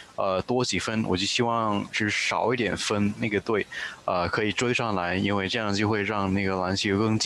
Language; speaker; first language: Chinese; early bilingual, heritage; Chinese